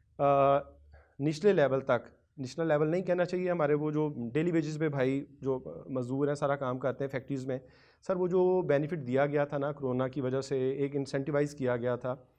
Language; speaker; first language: Urdu; non-native, local second language; Punjabi